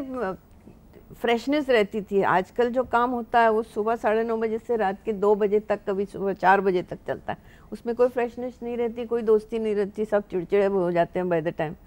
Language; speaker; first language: Hindi; non-native, local second language; Marathi